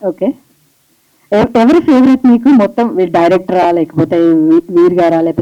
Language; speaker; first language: Telugu; native; Telugu